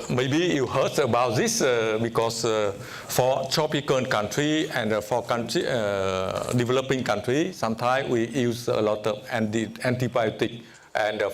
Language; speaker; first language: English; non-native, fluent; Vietnamese